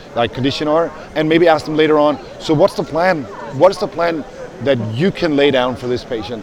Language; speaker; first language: English; non-native, fluent; Danish